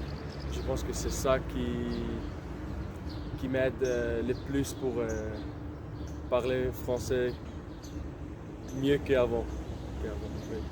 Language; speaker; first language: French; non-native, local second language; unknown